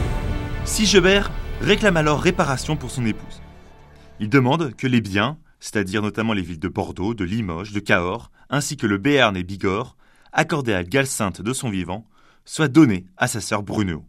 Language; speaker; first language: French; native; French